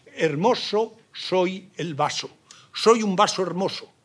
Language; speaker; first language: Spanish; native; Spanish